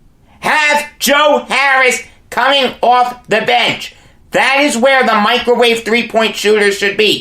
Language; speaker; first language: English; native; English